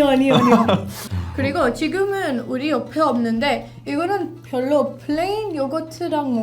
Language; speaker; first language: Korean; non-native, fluent; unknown